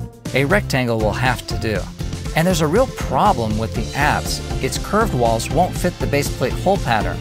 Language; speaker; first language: English; native; English